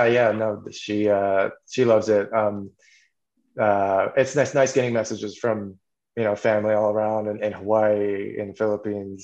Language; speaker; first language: English; native; English